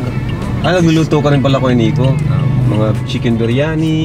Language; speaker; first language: Filipino; native; Filipino